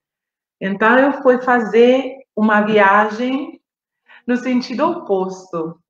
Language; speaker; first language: Portuguese; non-native, fluent; Italian